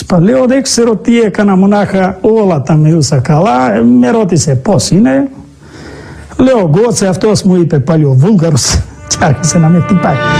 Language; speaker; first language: Greek; non-native, local second language; Macedonian